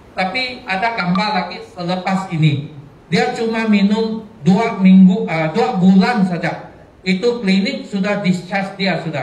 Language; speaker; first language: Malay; non-native, local second language; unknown